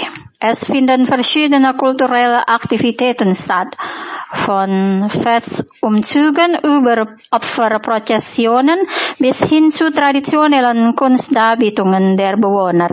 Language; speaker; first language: German; non-native, fluent; Indonesian